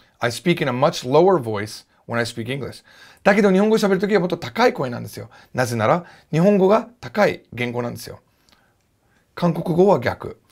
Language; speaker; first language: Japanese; non-native, fluent; English